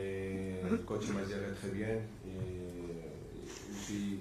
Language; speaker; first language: French; non-native, fluent; Spanish